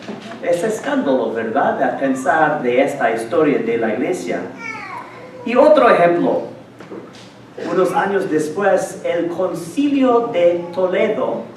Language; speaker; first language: Spanish; non-native, fluent; English